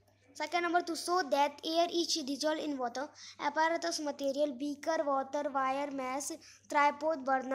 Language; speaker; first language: English; non-native, local second language; Hindi